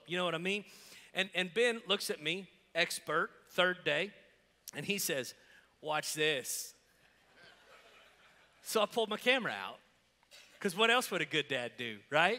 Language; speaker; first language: English; native; English